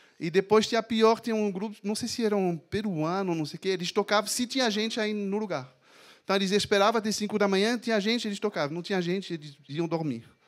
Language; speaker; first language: Portuguese; non-native, fluent; French